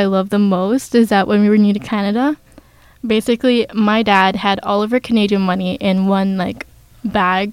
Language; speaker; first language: English; non-native, local second language; Filipino